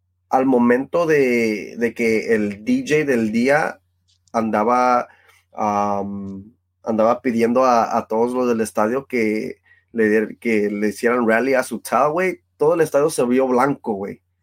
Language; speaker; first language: Spanish; early bilingual, heritage; Spanish